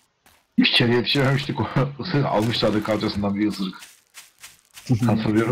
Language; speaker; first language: Turkish; native; Turkish